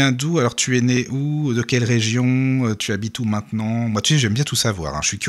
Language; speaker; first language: French; native; French